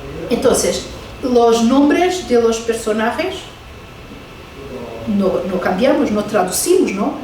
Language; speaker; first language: Spanish; non-native, fluent; Portuguese